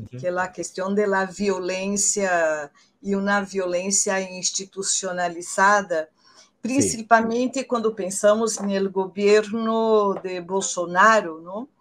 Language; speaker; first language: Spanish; non-native, fluent; Portuguese